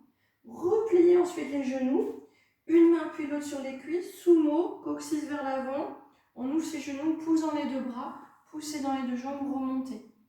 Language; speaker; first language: French; native; French